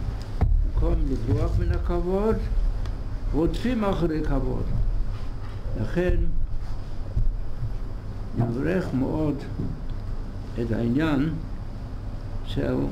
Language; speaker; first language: Hebrew; non-native, fluent; English